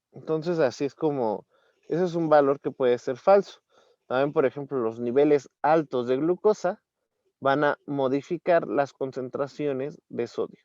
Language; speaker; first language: Spanish; native; Spanish